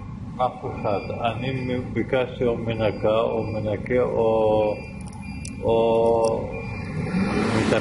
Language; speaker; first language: Hebrew; non-native, learner; Russian